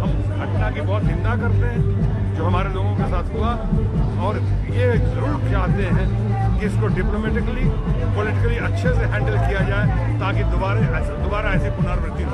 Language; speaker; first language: Hindi; native; Hindi